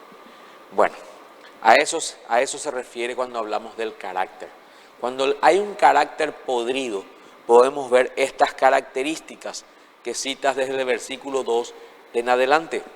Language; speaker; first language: Spanish; native; Spanish